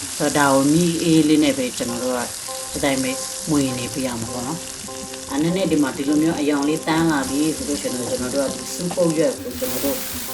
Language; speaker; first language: Burmese; non-native, local second language; Pa'o Karen